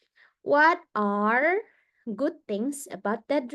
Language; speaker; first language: English; non-native, fluent; Indonesian